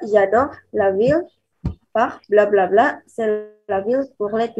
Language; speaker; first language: French; non-native, learner; Indonesian